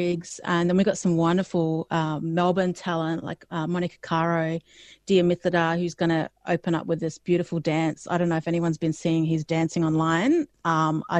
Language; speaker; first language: English; native; English